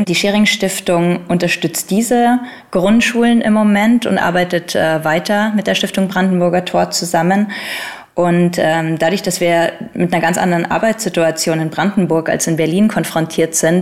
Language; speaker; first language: German; native; German